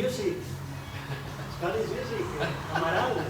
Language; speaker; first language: English; non-native, learner; Spanish